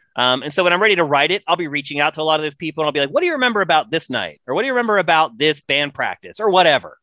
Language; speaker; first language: English; native; English